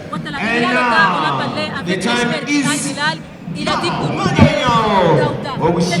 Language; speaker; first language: French; non-native, learner; Kinyarwanda